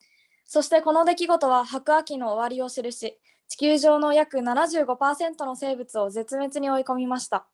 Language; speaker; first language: Japanese; native; Japanese